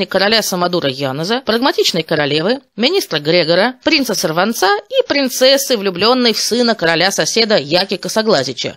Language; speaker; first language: Russian; native; Russian